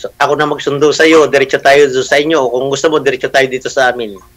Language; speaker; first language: Filipino; native; Filipino